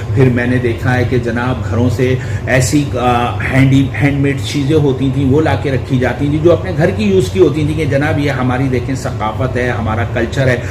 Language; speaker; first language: Urdu; native; Urdu